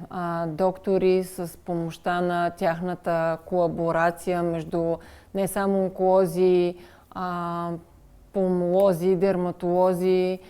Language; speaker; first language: Bulgarian; native; Bulgarian